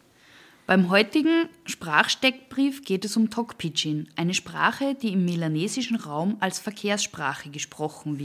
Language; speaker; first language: German; native; German